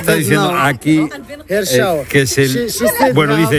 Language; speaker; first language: Spanish; native; Spanish